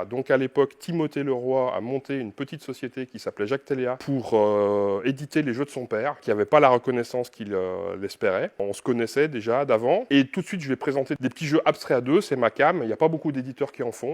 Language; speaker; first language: French; native; French